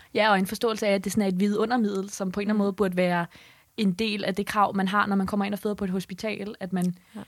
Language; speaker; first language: Danish; native; Danish